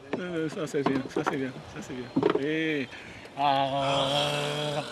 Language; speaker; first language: French; non-native, learner; Korean